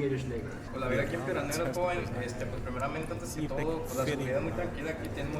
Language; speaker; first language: Spanish; native; Spanish